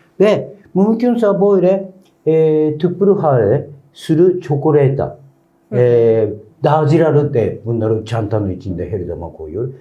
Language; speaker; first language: Turkish; non-native, learner; Japanese